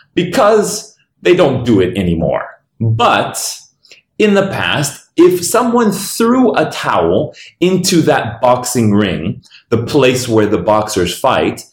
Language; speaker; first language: English; native; English